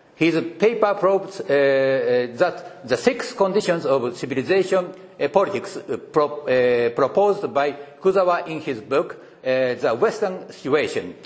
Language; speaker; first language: English; non-native, fluent; Japanese